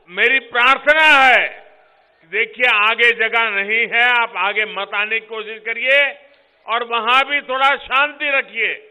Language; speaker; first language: Hindi; non-native, local second language; Gujarati